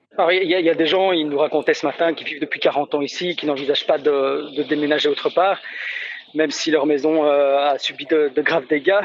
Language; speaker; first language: French; native; French